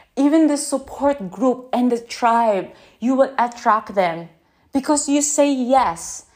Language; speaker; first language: English; non-native, local second language; Filipino